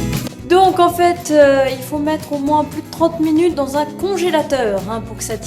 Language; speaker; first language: French; native; French